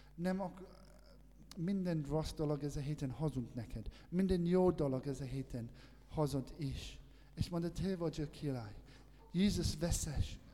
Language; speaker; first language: Hungarian; non-native, learner; English